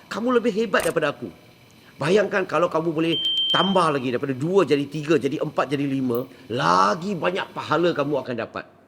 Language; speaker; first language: Malay; non-native, local second language; Min Nan Chinese